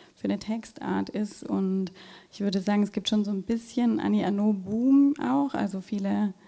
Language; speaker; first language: German; non-native, fluent; Portuguese